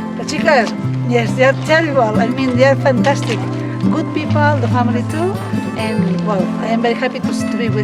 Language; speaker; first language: English; non-native, learner; Spanish